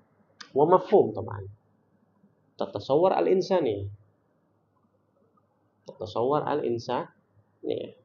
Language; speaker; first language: Arabic; non-native, fluent; Indonesian